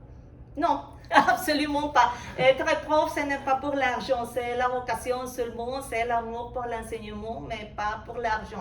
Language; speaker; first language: French; non-native, fluent; Spanish